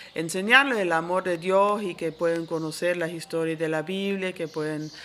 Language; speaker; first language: Spanish; non-native, fluent; Swiss German